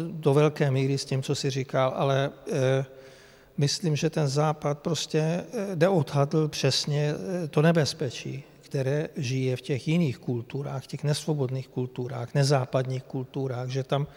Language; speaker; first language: Czech; non-native, fluent; Hungarian